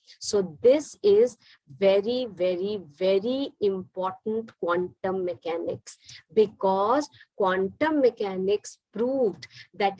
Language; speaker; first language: English; non-native, local second language; Hindi